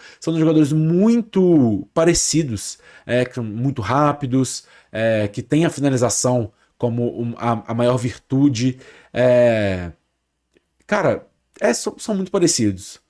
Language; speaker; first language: Portuguese; native; Portuguese